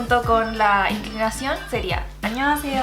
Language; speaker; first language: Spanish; early bilingual, other home language; Korean